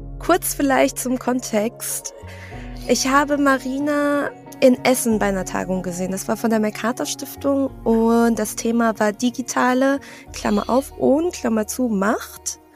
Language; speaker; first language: German; early bilingual, other home language; Vietnamese